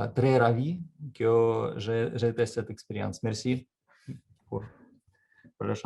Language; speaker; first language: French; non-native, learner; Russian